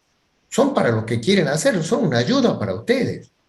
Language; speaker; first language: Spanish; native; Spanish